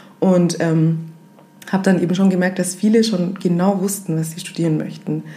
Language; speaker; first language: German; early bilingual, other home language; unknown